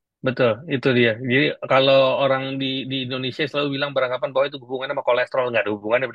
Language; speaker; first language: Indonesian; native; Indonesian